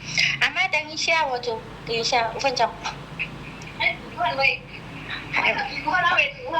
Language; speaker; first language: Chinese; non-native, learner; Indonesian